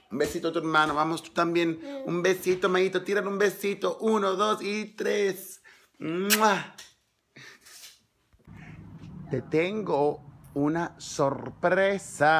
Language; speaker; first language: Spanish; early bilingual, other home language; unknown